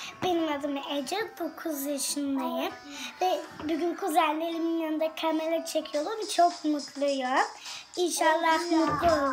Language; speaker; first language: Turkish; early bilingual, other home language; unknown